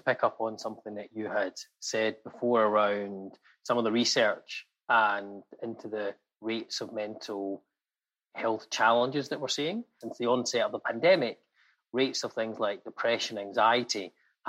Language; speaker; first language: English; native; English